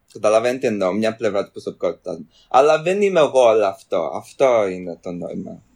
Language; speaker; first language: Greek; early bilingual, other home language; Albanian